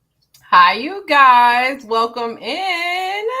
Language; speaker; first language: English; native; English